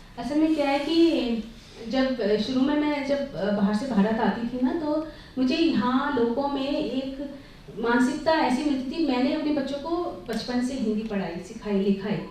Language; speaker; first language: Hindi; native; Hindi